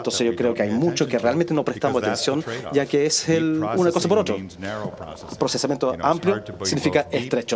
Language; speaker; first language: Spanish; non-native, fluent; English